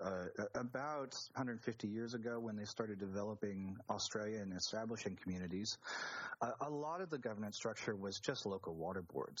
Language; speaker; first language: English; native; English